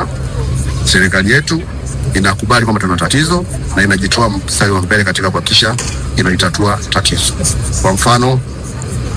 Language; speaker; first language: Swahili; native; Swahili